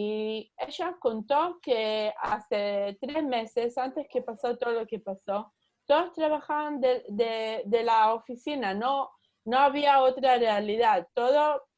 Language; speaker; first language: Spanish; early bilingual, heritage; Spanish